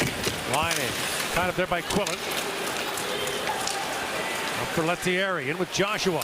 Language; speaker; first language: English; native; English